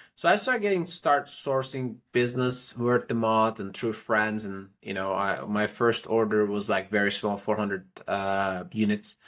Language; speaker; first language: English; non-native, fluent; Turkish